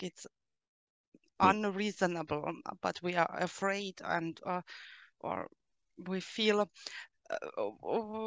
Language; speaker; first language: English; non-native, fluent; German